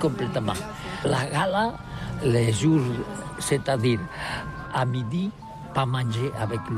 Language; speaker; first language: French; non-native, learner; Catalan